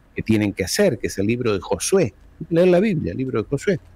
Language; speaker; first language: Spanish; early bilingual, heritage; Spanish